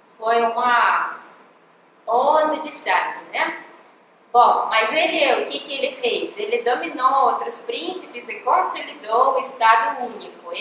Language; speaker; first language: Portuguese; non-native, fluent; Russian